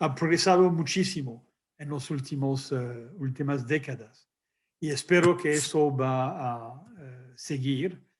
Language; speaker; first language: Spanish; non-native, fluent; French